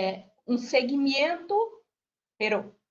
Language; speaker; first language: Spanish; non-native, learner; Portuguese